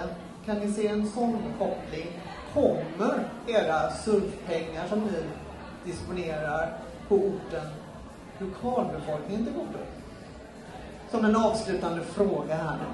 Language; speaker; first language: Swedish; native; Swedish